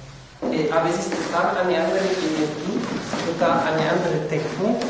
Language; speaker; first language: German; non-native, fluent; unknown